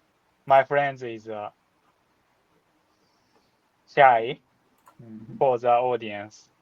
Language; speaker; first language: English; non-native, learner; Japanese